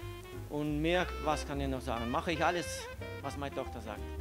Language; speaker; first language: German; non-native, fluent; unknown